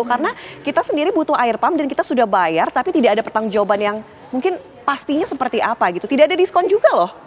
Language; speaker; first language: Indonesian; native; Indonesian